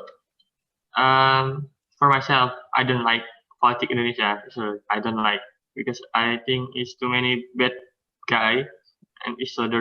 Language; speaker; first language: English; non-native, learner; Indonesian